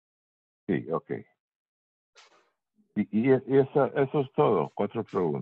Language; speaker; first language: Spanish; early bilingual, heritage; Spanish